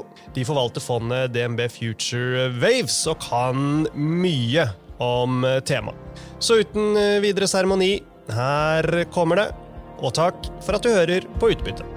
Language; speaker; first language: Norwegian; native; Norwegian